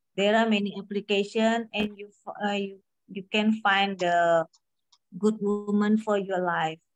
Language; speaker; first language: English; non-native, learner; Indonesian